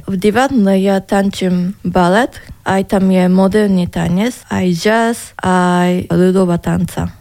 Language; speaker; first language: Slovak; non-native, learner; Japanese